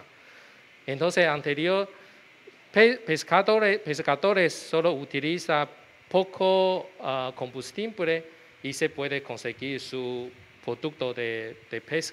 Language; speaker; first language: Spanish; non-native, learner; Chinese